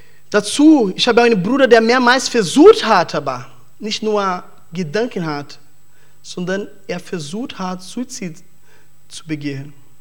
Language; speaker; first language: German; non-native, fluent; Portuguese